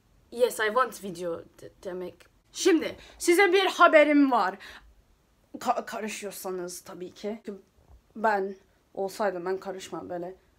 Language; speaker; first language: Turkish; early bilingual, heritage; Turkish